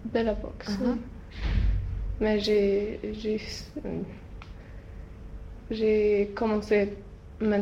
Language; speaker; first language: French; non-native, learner; Swedish